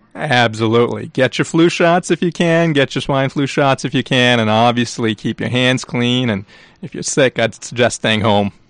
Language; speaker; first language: English; early bilingual, other home language; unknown